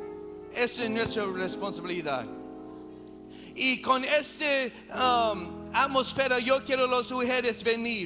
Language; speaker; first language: Spanish; early bilingual, heritage; English